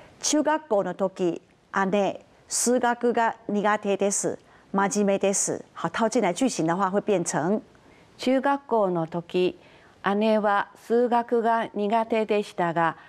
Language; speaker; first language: Japanese; non-native, fluent; Chinese